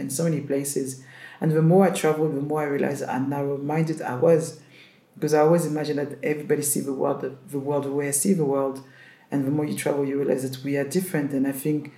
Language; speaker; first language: English; non-native, fluent; French